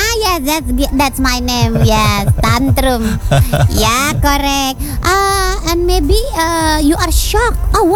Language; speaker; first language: English; non-native, learner; Indonesian